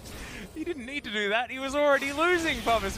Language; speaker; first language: English; native; English